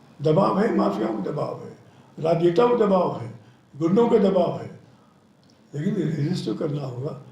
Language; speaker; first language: Hindi; non-native, local second language; Telugu